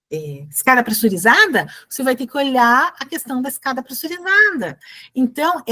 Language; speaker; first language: Portuguese; native; Portuguese